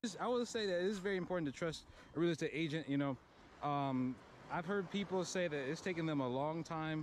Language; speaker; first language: English; native; English